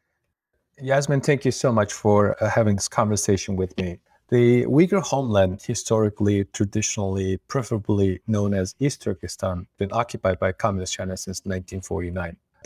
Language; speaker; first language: English; non-native, fluent; Uyghur